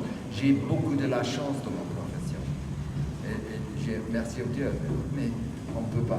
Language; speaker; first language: French; non-native, fluent; English